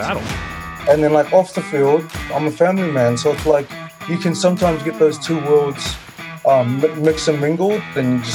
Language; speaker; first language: English; native; English